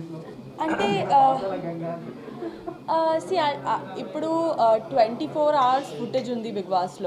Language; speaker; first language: Telugu; non-native, local second language; Gujarati